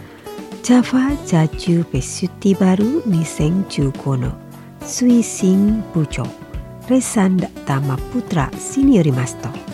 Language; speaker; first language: Japanese; non-native, fluent; Indonesian